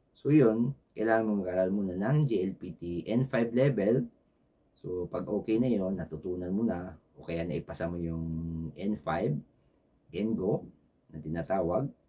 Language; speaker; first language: Filipino; native; Filipino